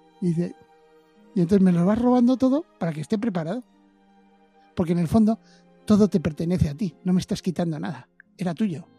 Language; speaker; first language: Spanish; native; Spanish